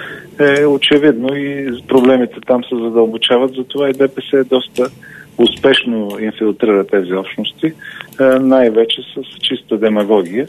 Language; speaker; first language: Bulgarian; native; Bulgarian